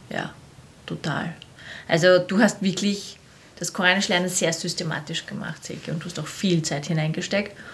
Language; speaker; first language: German; native; German